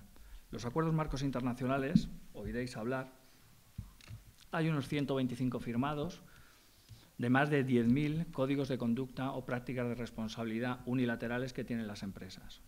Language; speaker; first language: Spanish; native; Spanish